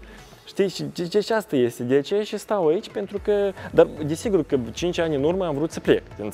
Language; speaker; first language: Romanian; non-native, local second language; Russian